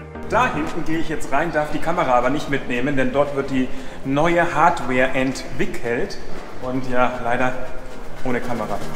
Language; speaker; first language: German; native; German